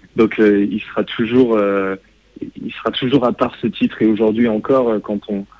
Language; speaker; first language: French; native; French